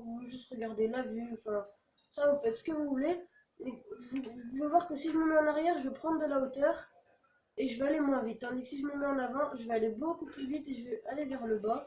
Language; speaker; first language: French; native; French